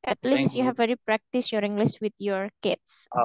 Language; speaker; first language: English; non-native, fluent; Indonesian